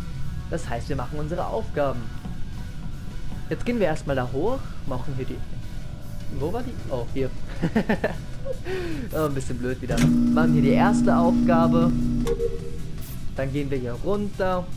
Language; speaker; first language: German; native; German